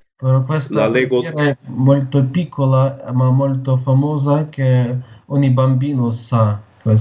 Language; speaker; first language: Italian; non-native, fluent; Portuguese